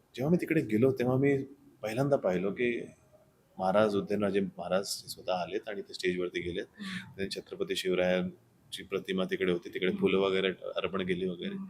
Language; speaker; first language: Marathi; non-native, local second language; Hindi